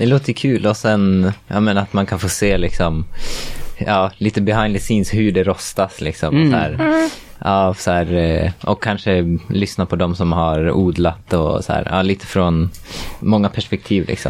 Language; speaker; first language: Swedish; native; Swedish